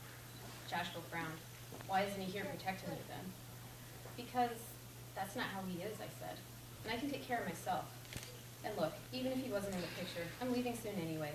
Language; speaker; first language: English; native; English